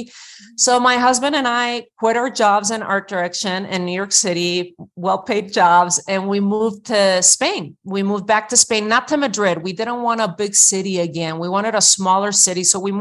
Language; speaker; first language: English; non-native, fluent; Spanish